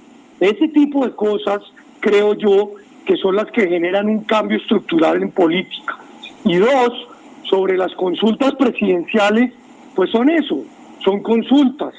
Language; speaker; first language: Spanish; native; Spanish